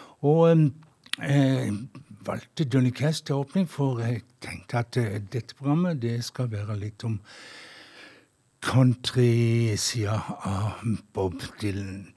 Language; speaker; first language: Norwegian; native; Norwegian